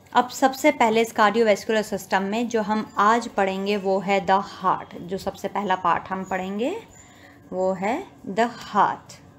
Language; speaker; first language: Hindi; native; Hindi